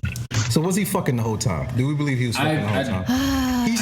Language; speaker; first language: English; native; English